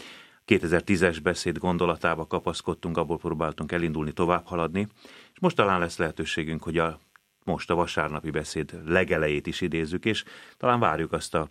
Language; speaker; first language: Hungarian; native; Hungarian